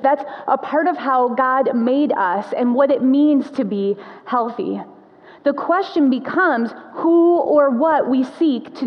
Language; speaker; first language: English; native; English